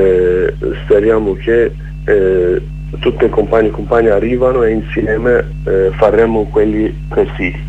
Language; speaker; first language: Italian; non-native, learner; Kurdish